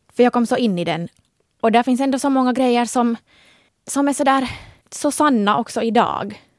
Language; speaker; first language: Swedish; native; Swedish